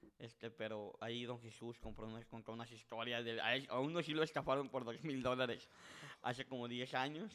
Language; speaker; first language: Spanish; early bilingual, heritage; Spanish